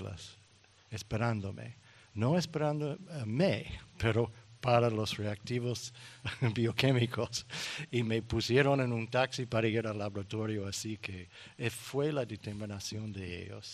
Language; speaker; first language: Spanish; non-native, learner; English